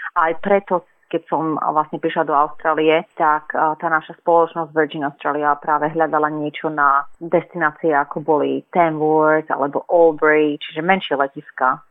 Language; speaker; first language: Slovak; native; Slovak